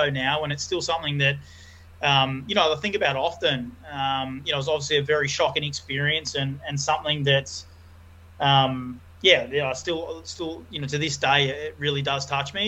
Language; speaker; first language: English; native; English